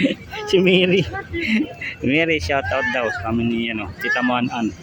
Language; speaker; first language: Filipino; native; Filipino